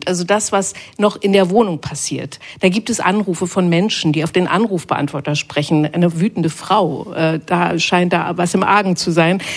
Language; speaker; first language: German; native; German